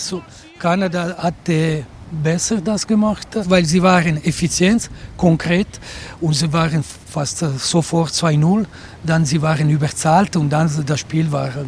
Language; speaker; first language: German; non-native, local second language; Italian